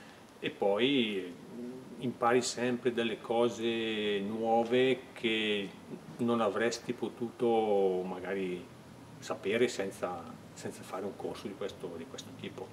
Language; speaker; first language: Italian; native; Italian